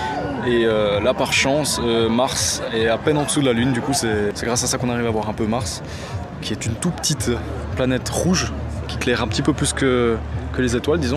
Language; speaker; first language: French; native; French